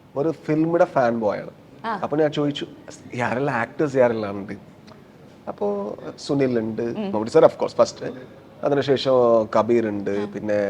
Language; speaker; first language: Malayalam; non-native, learner; Kannada